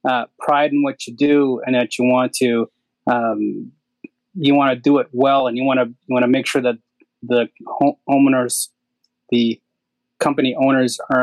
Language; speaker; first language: English; native; English